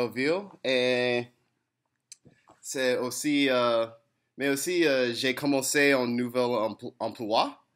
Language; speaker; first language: French; non-native, learner; English